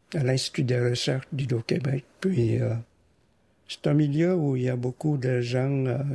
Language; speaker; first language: French; non-native, fluent; Vietnamese